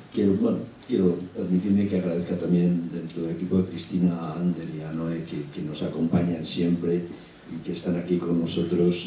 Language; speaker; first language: Spanish; native; Spanish